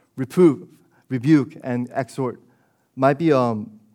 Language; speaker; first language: English; early bilingual, other home language; Korean